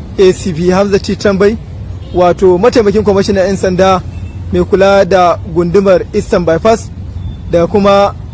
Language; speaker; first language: Hausa; native; Hausa